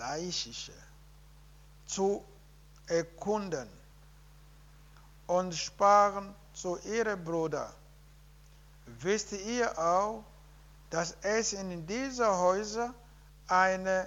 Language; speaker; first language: German; non-native, learner; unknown